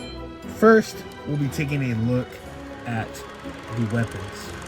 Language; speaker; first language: English; native; English